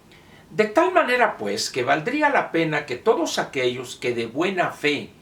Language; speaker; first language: Spanish; native; Spanish